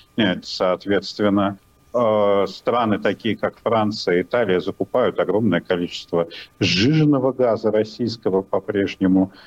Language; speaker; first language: Russian; native; Russian